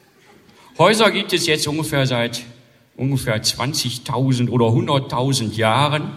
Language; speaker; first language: German; native; German